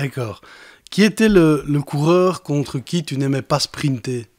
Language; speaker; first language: French; native; French